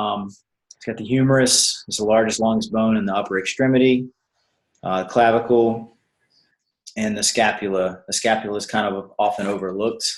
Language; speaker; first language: English; native; English